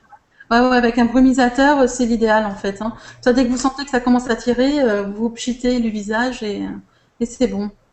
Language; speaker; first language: French; native; French